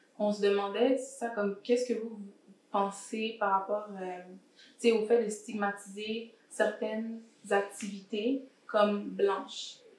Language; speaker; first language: French; early bilingual, other home language; Haitian Creole